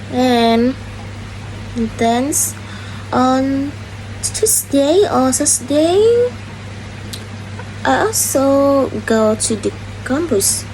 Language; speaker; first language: English; non-native, learner; Indonesian